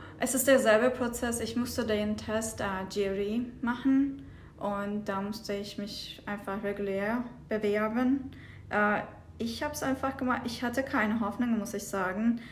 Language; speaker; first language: German; non-native, fluent; Turkish